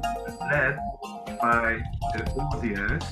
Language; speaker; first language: English; non-native, learner; Hungarian